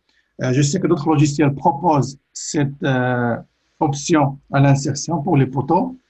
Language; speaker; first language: French; native; French